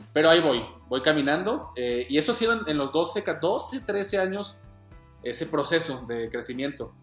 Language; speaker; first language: Spanish; native; Spanish